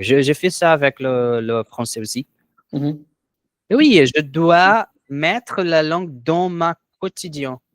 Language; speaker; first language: French; non-native, learner; Portuguese